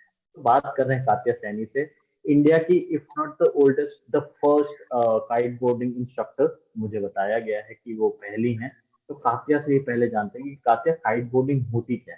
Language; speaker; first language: Hindi; native; Hindi